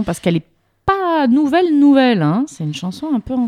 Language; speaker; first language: French; native; French